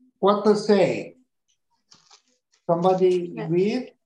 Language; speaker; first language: English; non-native, learner; Korean